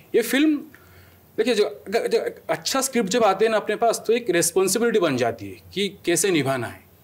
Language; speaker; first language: Hindi; non-native, local second language; Odia